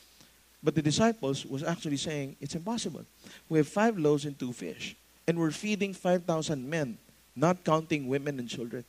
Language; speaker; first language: English; non-native, local second language; Filipino